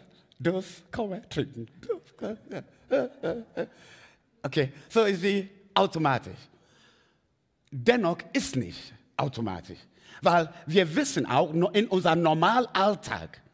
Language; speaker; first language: German; non-native, fluent; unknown